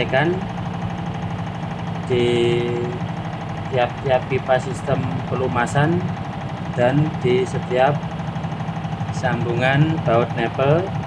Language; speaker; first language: Indonesian; non-native, local second language; Javanese